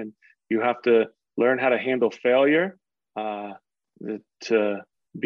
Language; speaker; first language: English; native; English